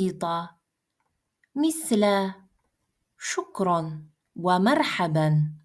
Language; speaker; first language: Arabic; non-native, fluent; Russian